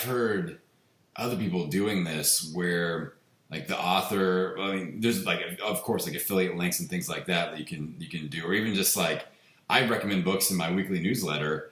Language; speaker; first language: English; native; English